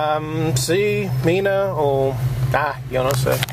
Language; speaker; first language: Spanish; non-native, learner; English